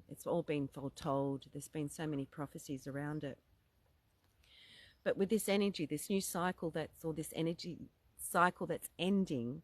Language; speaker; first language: English; native; English